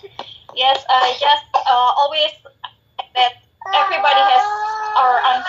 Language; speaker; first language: English; non-native, fluent; Indonesian